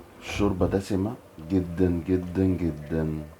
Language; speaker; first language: Arabic; native; Arabic